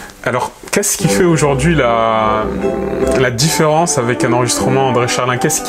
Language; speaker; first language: French; native; French